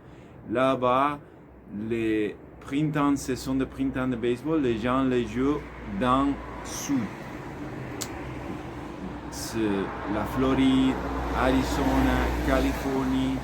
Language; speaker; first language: French; non-native, learner; Spanish